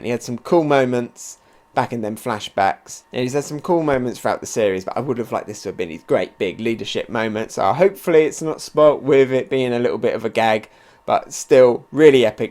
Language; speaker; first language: English; native; English